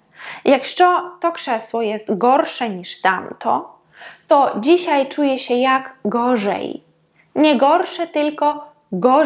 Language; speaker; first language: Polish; non-native, fluent; Ukrainian